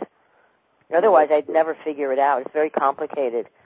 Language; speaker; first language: English; native; English